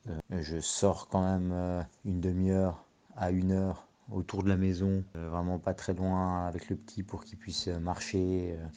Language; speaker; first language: French; native; French